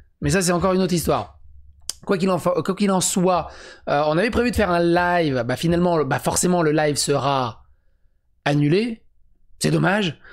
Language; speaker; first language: French; native; French